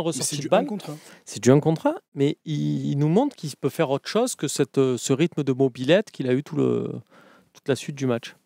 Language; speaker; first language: French; native; French